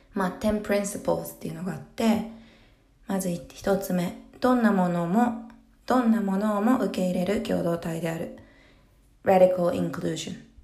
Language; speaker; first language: Japanese; early bilingual, heritage; Japanese